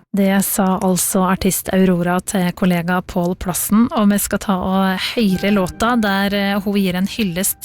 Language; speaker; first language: Norwegian; native; Norwegian